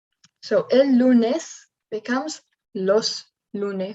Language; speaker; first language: Spanish; non-native, learner; English